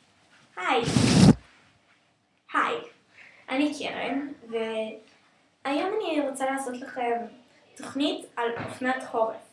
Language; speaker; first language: Hebrew; native; Hebrew